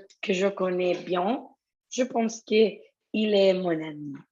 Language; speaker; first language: French; non-native, learner; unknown